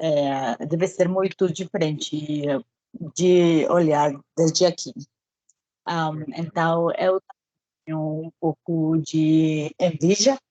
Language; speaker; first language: Portuguese; non-native, learner; Spanish